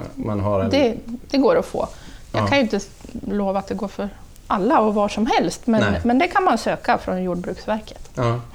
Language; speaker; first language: Swedish; native; Swedish